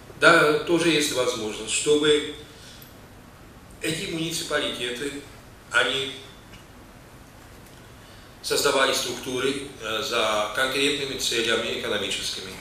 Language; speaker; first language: Russian; non-native, fluent; Czech